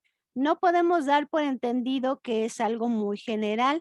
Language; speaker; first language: Spanish; native; Spanish